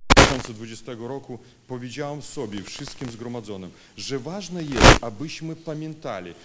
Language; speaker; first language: Polish; non-native, fluent; Russian